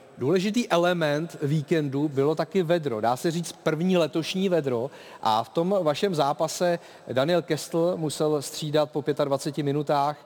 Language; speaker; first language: Czech; native; Czech